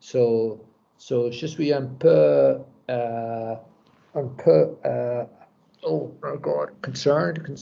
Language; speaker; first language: French; non-native, learner; English